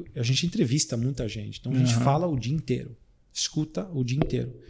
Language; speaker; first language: Portuguese; non-native, fluent; Dutch